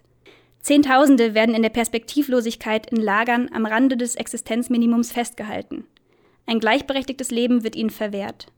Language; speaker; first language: German; native; German